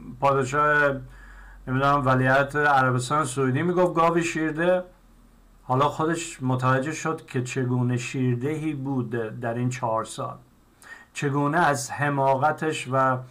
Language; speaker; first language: Persian; native; Persian